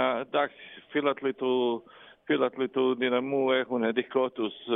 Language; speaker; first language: Greek; non-native, learner; Croatian